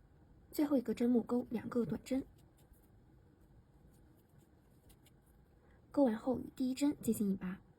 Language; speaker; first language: Chinese; native; Chinese